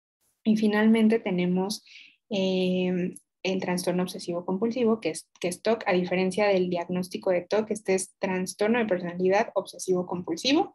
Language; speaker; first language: Spanish; native; Spanish